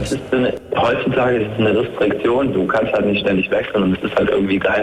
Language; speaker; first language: German; native; German